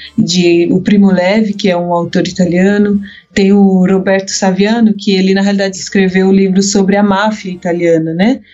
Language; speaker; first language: Portuguese; early bilingual, heritage; Portuguese